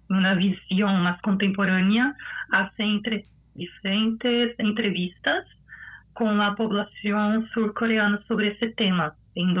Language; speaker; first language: Spanish; non-native, fluent; Portuguese